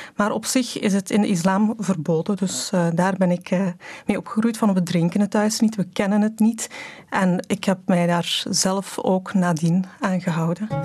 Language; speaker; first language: Dutch; early bilingual, other home language; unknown